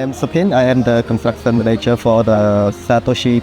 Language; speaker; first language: English; non-native, learner; Khmer